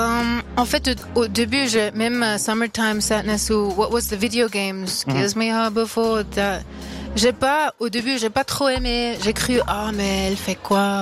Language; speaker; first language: French; non-native, local second language; Swiss German